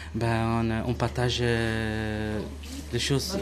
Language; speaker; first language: French; non-native, learner; English